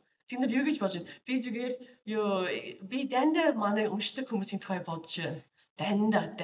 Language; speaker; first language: Mongolian; non-native, fluent; English